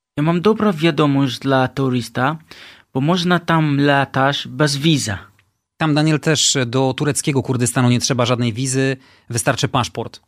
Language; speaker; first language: Polish; native; Polish